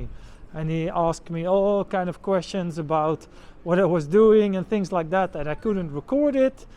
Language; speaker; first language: English; non-native, fluent; Dutch